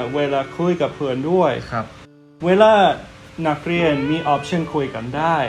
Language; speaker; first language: Thai; non-native, fluent; English